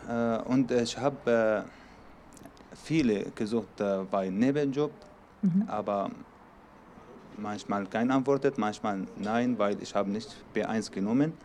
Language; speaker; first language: German; non-native, learner; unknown